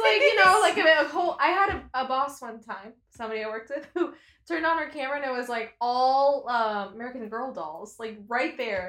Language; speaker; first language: English; native; English